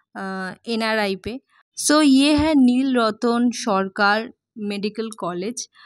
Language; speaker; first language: Hindi; non-native, local second language; Bangla